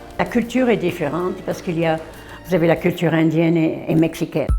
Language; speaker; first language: French; native; French